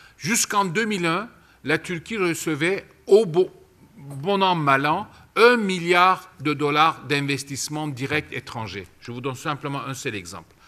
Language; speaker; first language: French; non-native, fluent; Turkish